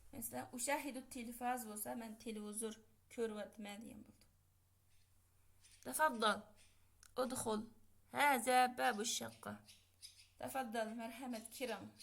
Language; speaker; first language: Arabic; non-native, fluent; Uyghur